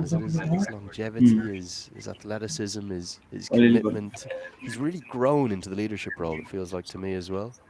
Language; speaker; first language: English; native; English